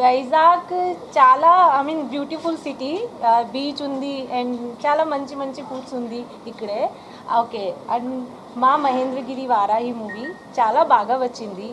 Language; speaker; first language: Telugu; non-native, learner; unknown